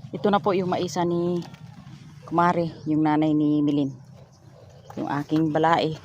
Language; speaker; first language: Filipino; non-native, local second language; Cebuano